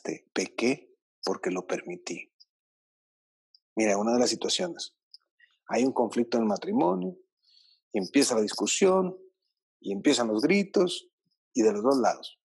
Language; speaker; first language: Spanish; native; Spanish